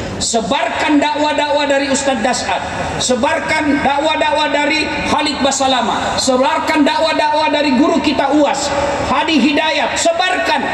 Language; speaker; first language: Indonesian; non-native, local second language; Buginese